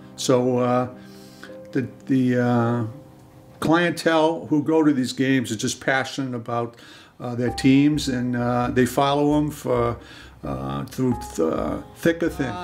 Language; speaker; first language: English; native; English